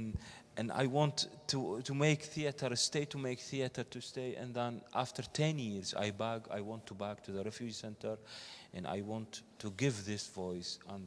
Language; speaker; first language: English; non-native, learner; Arabic